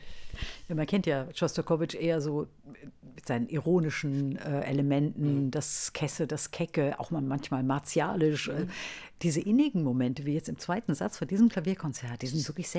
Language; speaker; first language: German; native; German